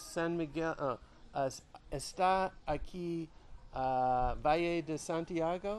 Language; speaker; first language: Spanish; non-native, learner; English